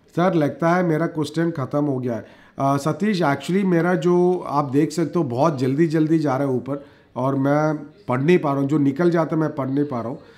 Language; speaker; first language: Hindi; native; Hindi